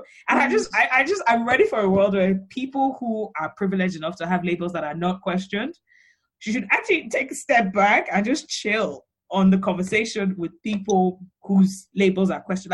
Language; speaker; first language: English; non-native, local second language; Yoruba